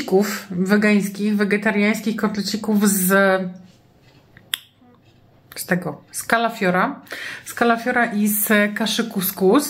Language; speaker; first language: Polish; native; Polish